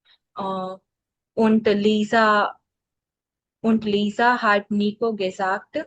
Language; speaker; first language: German; non-native, learner; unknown